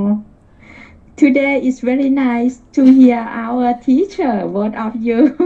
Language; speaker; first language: English; non-native, learner; Thai